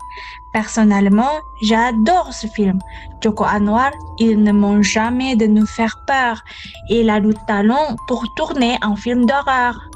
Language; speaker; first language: French; non-native, learner; Indonesian